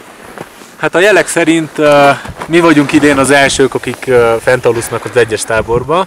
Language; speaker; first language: Hungarian; native; Hungarian